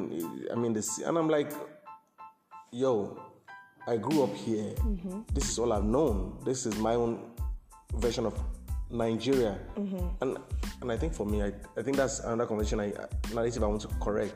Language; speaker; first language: English; non-native, local second language; Yoruba